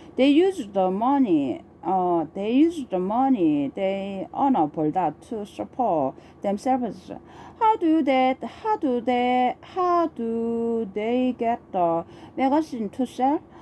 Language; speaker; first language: English; non-native, learner; Korean